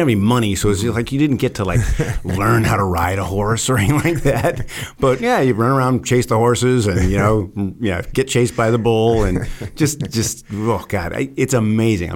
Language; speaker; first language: English; native; English